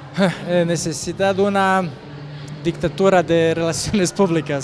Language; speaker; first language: Spanish; non-native, fluent; Croatian